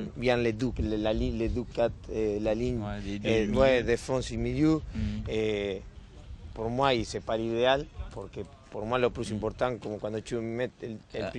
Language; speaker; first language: French; non-native, learner; Spanish